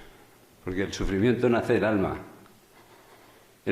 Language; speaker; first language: Spanish; native; Spanish